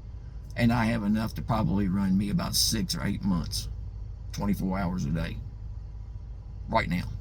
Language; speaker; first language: English; native; English